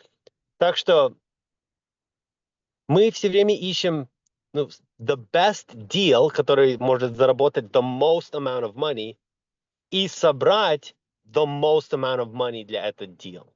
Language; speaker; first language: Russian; early bilingual, heritage; Russian